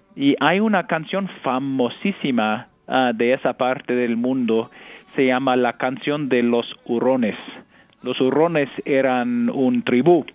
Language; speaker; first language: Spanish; early bilingual, heritage; Spanish